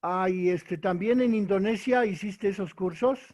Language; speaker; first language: Spanish; native; Spanish